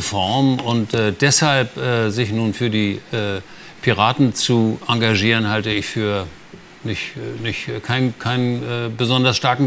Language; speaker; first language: German; native; German